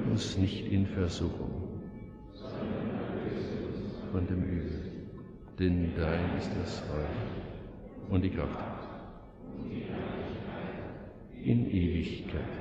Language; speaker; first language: German; native; German